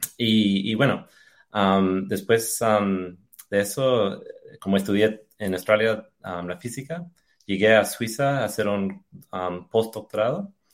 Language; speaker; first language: Spanish; early bilingual, heritage; English